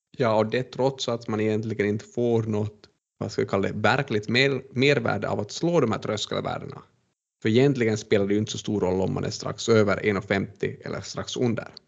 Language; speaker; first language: Swedish; native; Swedish